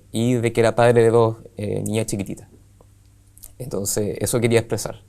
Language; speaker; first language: Spanish; native; Spanish